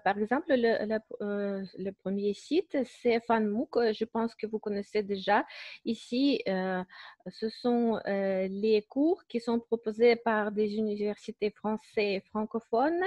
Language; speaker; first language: French; non-native, fluent; Russian